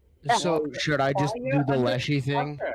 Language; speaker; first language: English; native; English